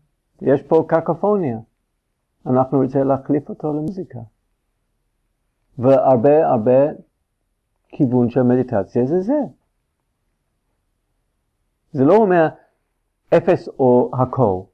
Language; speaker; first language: Hebrew; non-native, fluent; English